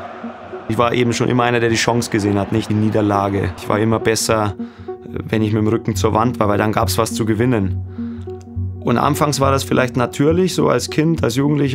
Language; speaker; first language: German; native; German